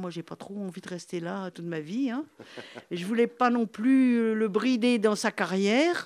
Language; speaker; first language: French; native; French